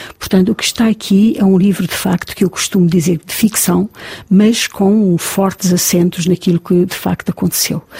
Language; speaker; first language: Portuguese; native; Portuguese